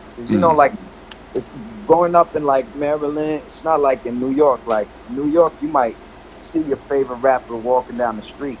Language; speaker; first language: English; native; English